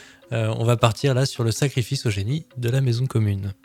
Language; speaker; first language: French; native; French